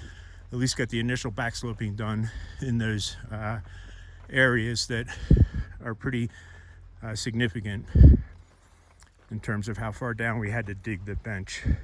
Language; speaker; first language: English; native; English